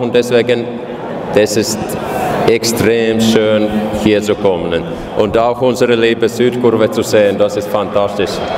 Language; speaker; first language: German; non-native, fluent; Finnish